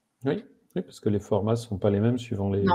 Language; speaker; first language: French; native; French